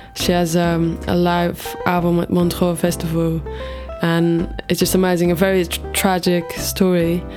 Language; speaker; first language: English; non-native, fluent; Portuguese